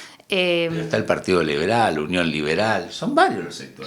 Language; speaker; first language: Spanish; native; Spanish